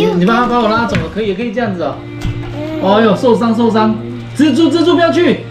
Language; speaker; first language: Chinese; native; Chinese